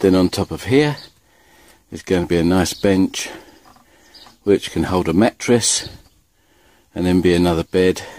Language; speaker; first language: English; native; English